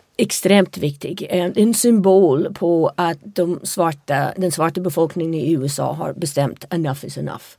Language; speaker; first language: Swedish; non-native, fluent; English